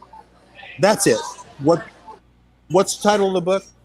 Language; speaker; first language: English; native; English